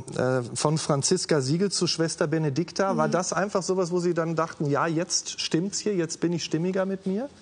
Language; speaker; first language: German; native; German